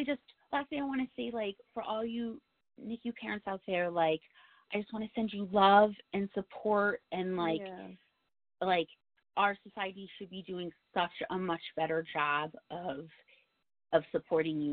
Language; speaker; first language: English; native; English